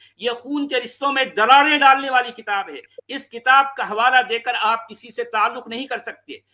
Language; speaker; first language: Urdu; native; Urdu